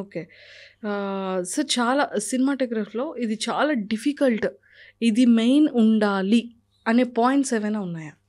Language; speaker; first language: Telugu; native; Telugu